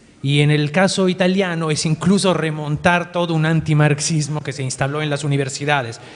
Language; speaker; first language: Spanish; native; Spanish